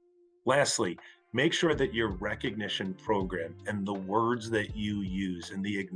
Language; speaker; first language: English; native; English